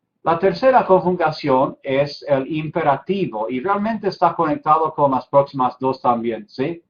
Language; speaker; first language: Spanish; non-native, fluent; English